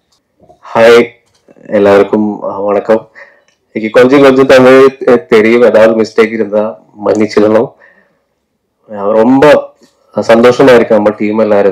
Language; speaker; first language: Tamil; non-native, learner; Malayalam